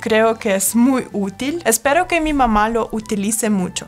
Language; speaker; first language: Spanish; non-native, fluent; Russian